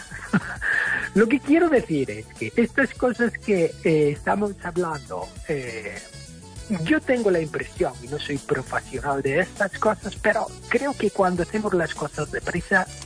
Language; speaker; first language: Spanish; non-native, fluent; English